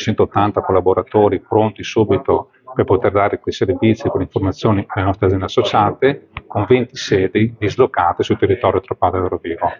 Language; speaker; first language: Italian; native; Italian